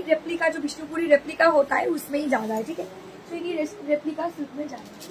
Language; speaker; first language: Hindi; non-native, local second language; Bangla